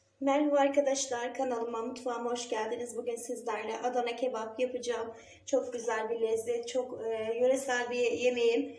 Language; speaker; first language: Turkish; native; Turkish